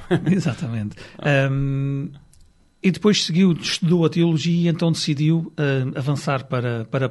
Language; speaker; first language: Portuguese; native; Portuguese